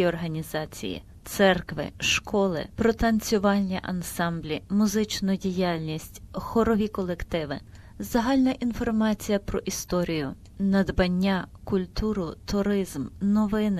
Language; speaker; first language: Ukrainian; native; Ukrainian